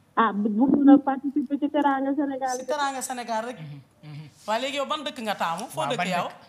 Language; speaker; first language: Wolof; native; Wolof